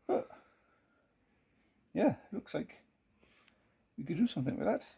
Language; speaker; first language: English; native; English